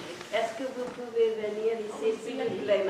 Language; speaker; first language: French; non-native, local second language; English